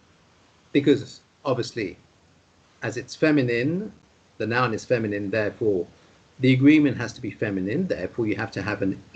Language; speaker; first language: English; non-native, fluent; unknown